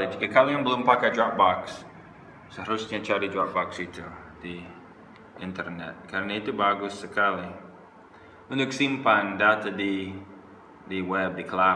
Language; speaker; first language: Indonesian; non-native, fluent; English